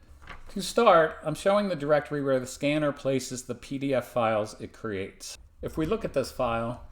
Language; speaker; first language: English; native; English